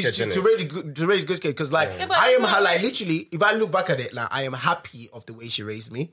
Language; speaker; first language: English; non-native, local second language; Yoruba